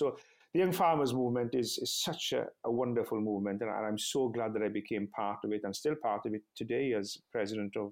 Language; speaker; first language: English; non-native, local second language; Welsh